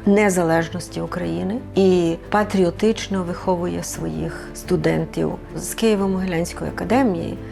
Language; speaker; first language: Ukrainian; early bilingual, heritage; Ukrainian